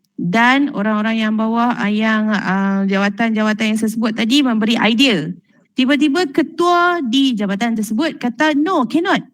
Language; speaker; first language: Malay; native; Malay